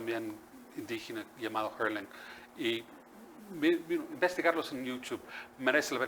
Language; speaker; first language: Spanish; non-native, fluent; English